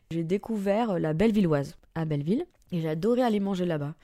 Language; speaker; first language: French; native; French